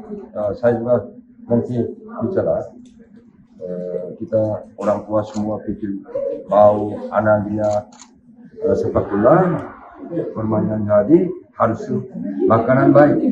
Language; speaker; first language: Indonesian; non-native, learner; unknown